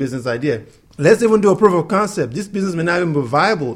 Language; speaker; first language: English; non-native, local second language; Yoruba